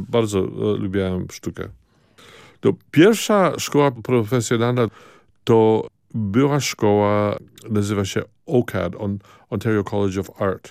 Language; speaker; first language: Polish; early bilingual, heritage; Polish